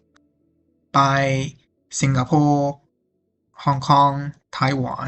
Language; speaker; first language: Thai; non-native, learner; Chinese